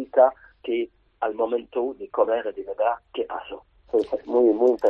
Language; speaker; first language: Spanish; non-native, learner; French